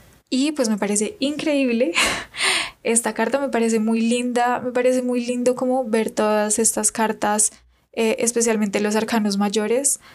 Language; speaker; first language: Spanish; native; Spanish